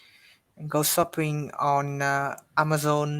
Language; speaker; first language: English; non-native, learner; Vietnamese